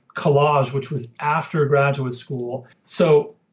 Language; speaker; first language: English; native; English